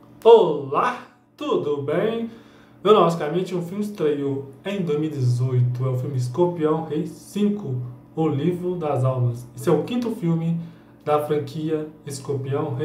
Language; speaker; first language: Portuguese; native; Portuguese